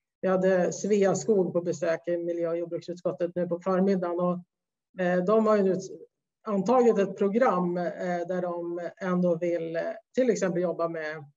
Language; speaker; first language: Swedish; native; Swedish